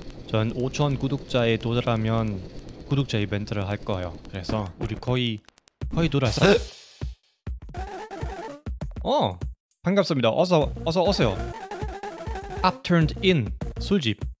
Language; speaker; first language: Korean; non-native, fluent; German